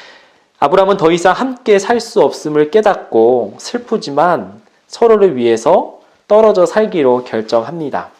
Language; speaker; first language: Korean; native; Korean